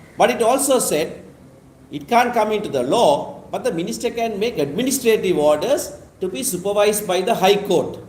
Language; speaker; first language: English; non-native, local second language; Tamil